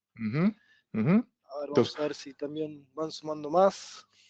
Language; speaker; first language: Spanish; native; Spanish